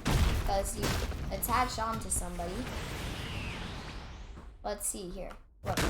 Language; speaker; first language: English; native; English